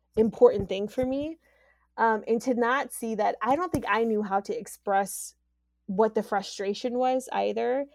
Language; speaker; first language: English; native; English